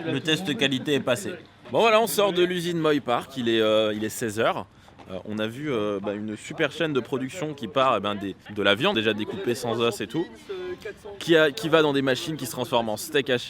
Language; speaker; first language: French; native; French